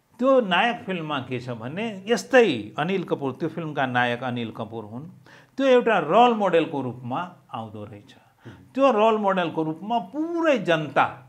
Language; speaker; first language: Nepali; non-native, local second language; Maithili